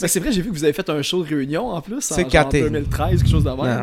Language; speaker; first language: French; native; French